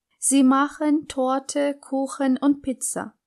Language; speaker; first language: German; non-native, fluent; Turkish